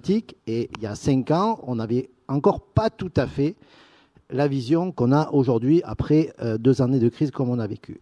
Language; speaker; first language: French; native; French